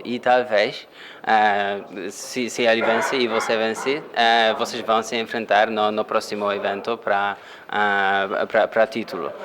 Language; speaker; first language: Portuguese; non-native, fluent; Polish